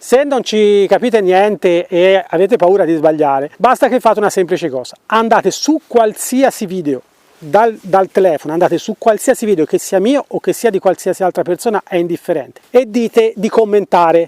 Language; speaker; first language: Italian; native; Italian